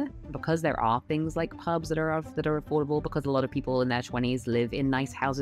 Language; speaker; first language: English; native; English